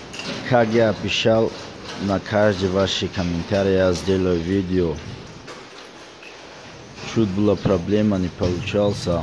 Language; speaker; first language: Russian; non-native, fluent; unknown